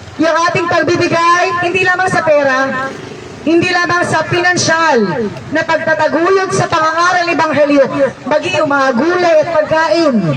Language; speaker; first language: Filipino; non-native, local second language; Hiligaynon